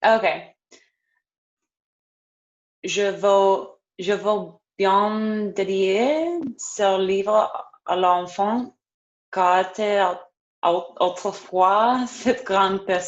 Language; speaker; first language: French; non-native, learner; English